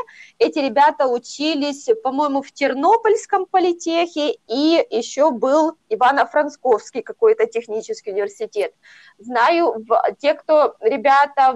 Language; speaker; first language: Russian; native; Russian